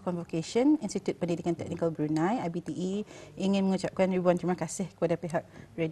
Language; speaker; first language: Malay; native; Malay